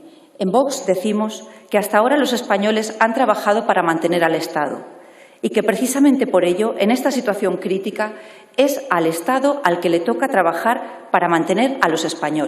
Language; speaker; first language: Spanish; native; Spanish